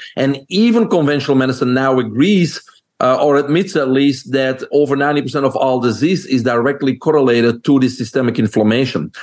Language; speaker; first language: English; non-native, fluent; French